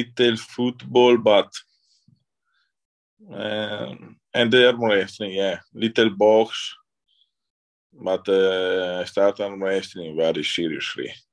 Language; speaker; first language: English; non-native, learner; Italian